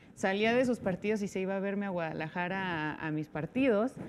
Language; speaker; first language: Spanish; native; Spanish